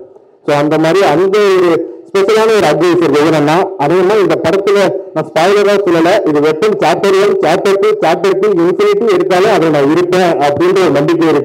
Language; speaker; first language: Tamil; native; Tamil